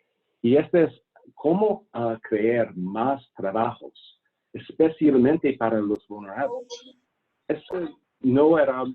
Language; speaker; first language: Spanish; non-native, fluent; English